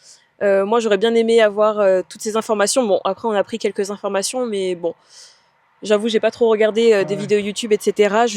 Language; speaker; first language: French; native; French